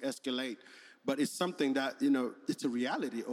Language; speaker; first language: English; non-native, local second language; Shona